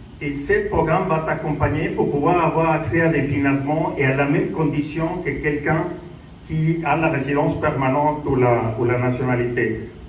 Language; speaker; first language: French; non-native, fluent; Spanish